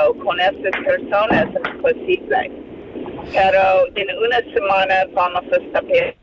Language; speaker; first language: Spanish; non-native, learner; English